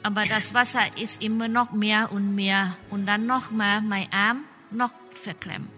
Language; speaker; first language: German; non-native, learner; Thai